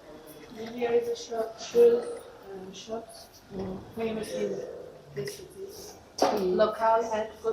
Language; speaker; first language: English; non-native, learner; Turkish